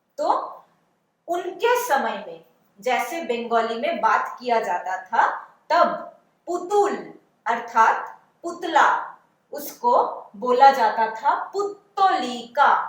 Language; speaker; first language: Hindi; non-native, local second language; Bangla